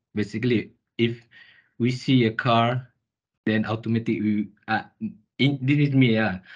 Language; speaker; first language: English; non-native, local second language; Malay